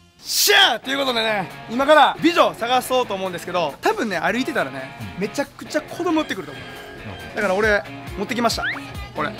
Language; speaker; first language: Japanese; native; Japanese